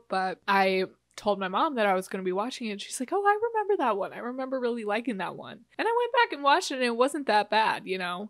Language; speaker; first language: English; native; English